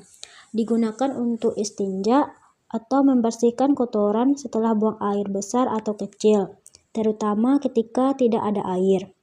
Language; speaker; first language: Indonesian; native; Indonesian